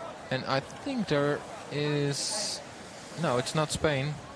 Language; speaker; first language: English; non-native, fluent; Dutch